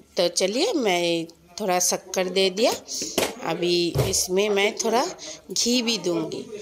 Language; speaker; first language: Hindi; non-native, local second language; Bangla